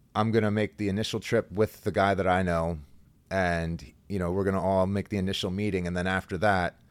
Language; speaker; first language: English; native; English